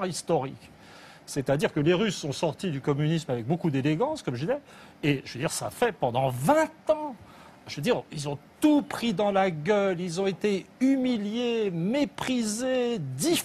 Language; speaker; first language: French; native; French